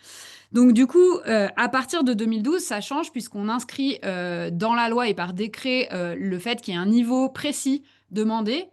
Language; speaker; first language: French; native; French